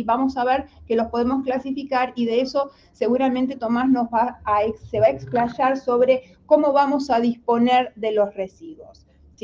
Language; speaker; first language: Spanish; native; Spanish